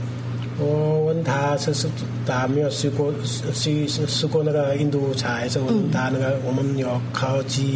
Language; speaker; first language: Chinese; non-native, learner; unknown